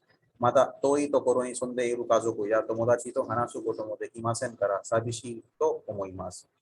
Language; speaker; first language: Japanese; non-native, fluent; Urdu